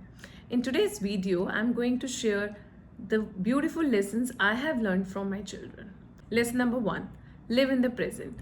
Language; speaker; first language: English; non-native, local second language; Hindi